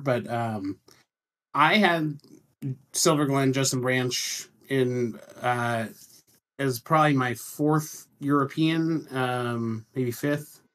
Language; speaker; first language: English; native; English